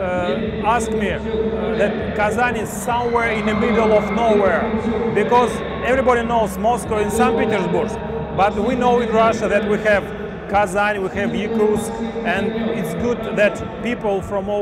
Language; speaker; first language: English; non-native, learner; Russian